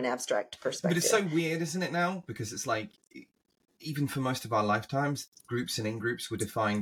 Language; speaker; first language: English; native; English